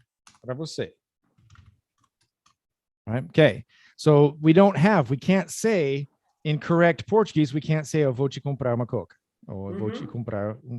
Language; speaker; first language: Portuguese; non-native, fluent; English